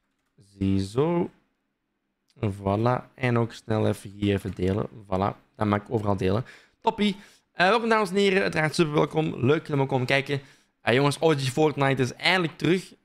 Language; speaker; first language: Dutch; native; Dutch